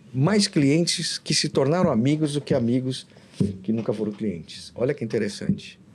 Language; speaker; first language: Portuguese; native; Portuguese